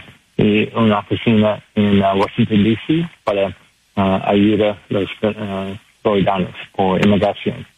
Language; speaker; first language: Spanish; non-native, learner; English